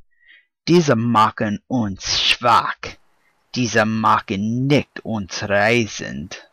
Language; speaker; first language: German; non-native, learner; English